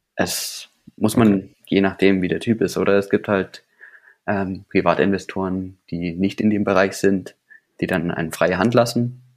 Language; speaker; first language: German; native; German